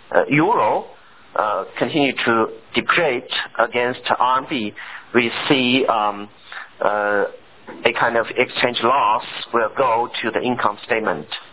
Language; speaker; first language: English; non-native, fluent; Chinese